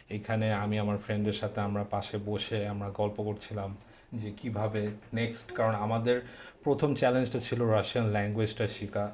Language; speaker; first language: Bangla; native; Bangla